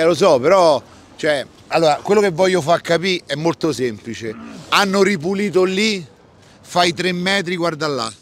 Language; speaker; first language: Italian; native; Italian